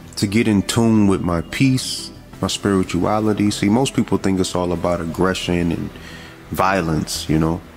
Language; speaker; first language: English; native; English